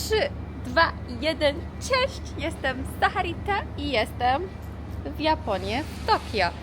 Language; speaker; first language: Polish; non-native, learner; Persian